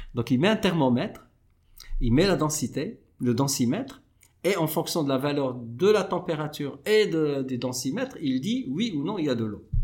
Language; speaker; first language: French; non-native, local second language; Arabic